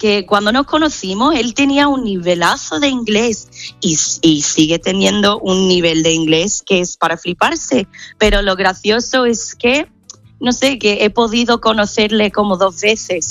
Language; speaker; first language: Spanish; non-native, fluent; English